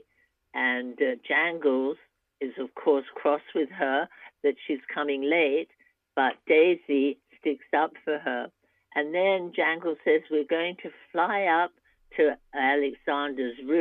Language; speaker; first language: English; native; English